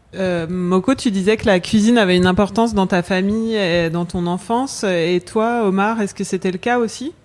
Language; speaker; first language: French; native; French